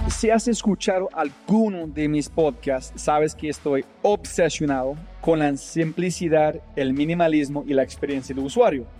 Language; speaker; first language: Spanish; non-native, fluent; English